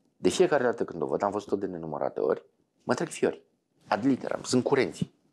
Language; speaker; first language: Romanian; native; Romanian